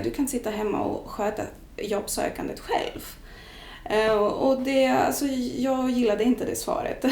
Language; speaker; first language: Swedish; non-native, fluent; Greek